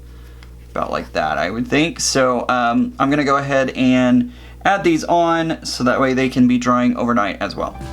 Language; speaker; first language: English; native; English